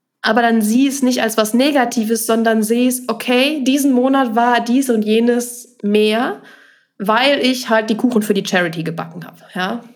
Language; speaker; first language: German; native; German